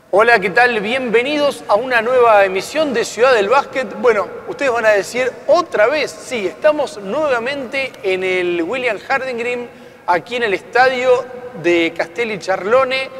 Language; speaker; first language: Spanish; native; Spanish